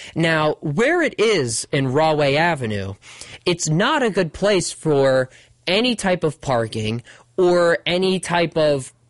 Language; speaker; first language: English; native; English